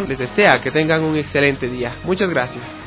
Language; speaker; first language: Spanish; native; Spanish